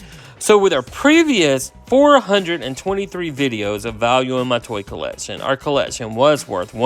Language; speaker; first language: English; native; English